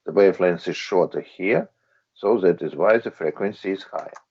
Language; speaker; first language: English; non-native, fluent; Latvian